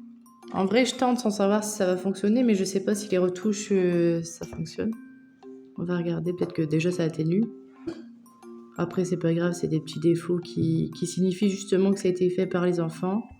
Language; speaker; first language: French; native; French